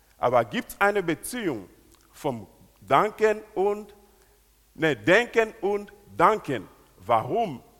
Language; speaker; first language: German; non-native, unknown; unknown